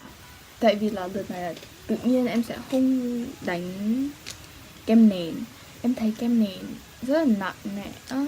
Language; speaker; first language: Vietnamese; early bilingual, heritage; Vietnamese